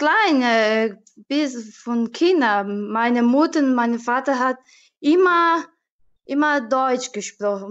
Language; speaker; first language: German; early bilingual, heritage; German